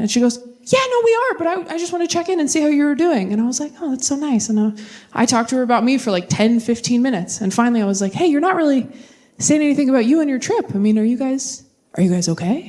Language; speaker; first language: English; native; English